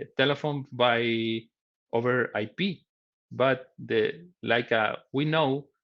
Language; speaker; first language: English; non-native, learner; Spanish